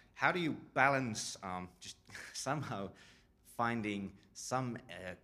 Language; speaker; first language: English; non-native, fluent; Finnish